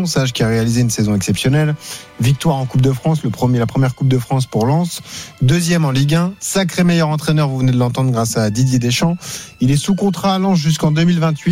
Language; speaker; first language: French; native; French